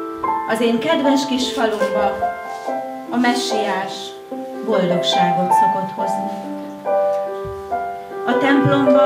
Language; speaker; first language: Hungarian; native; Hungarian